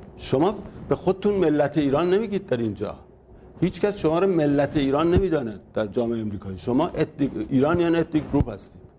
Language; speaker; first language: Persian; native; Persian